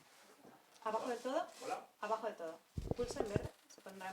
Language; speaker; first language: Spanish; native; Spanish